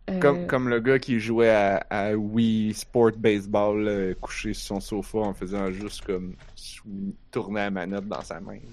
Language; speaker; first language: French; native; French